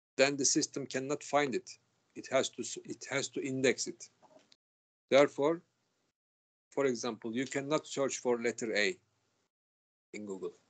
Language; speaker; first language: English; non-native, fluent; Turkish